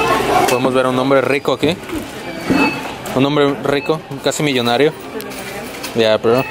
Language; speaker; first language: Spanish; native; Spanish